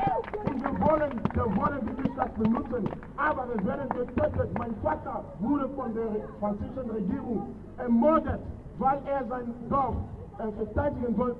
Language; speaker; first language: German; non-native, fluent; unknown